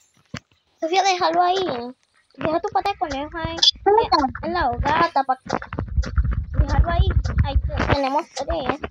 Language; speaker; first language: Spanish; native; Spanish